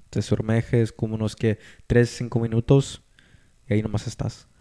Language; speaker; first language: Spanish; early bilingual, heritage; Spanish